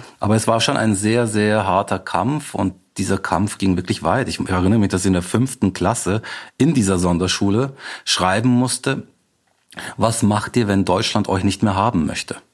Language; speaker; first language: German; native; German